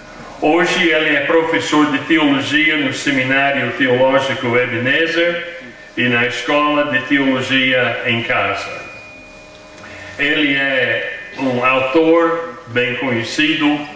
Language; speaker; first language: Portuguese; non-native, fluent; English